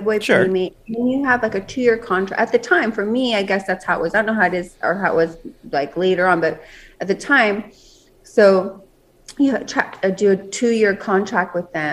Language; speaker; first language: English; native; English